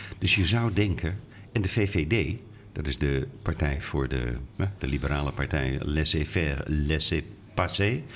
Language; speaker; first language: Dutch; native; Dutch